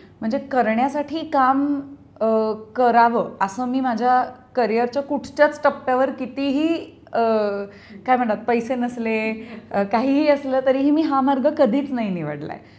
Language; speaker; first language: Marathi; native; Marathi